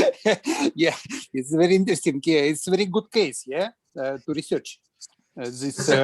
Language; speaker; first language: English; non-native, learner; Russian